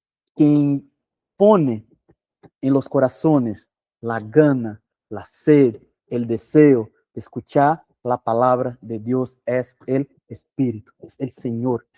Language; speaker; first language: Spanish; non-native, fluent; Portuguese